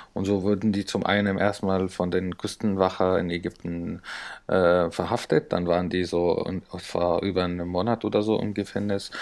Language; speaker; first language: German; non-native, fluent; Arabic